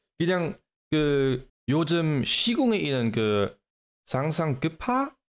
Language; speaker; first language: Korean; non-native, fluent; English